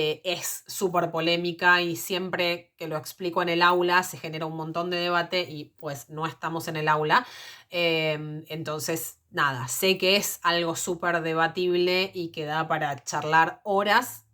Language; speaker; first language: Spanish; native; Spanish